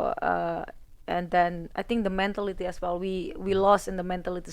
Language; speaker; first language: English; non-native, fluent; Indonesian